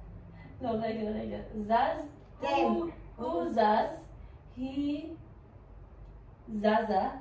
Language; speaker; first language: Hebrew; non-native, learner; English